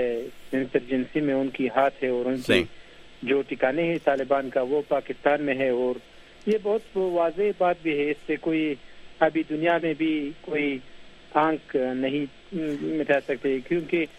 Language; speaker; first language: Hindi; non-native, fluent; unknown